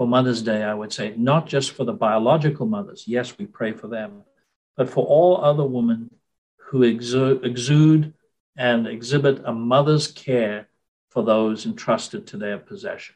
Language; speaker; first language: English; native; English